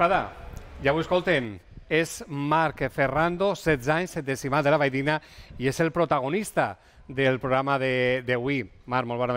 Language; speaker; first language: Catalan; native; Catalan